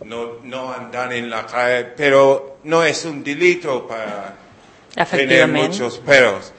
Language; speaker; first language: Spanish; non-native, learner; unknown